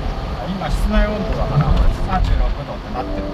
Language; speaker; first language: Japanese; native; Japanese